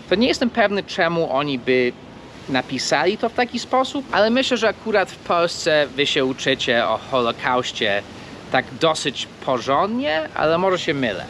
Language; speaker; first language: Polish; non-native, fluent; English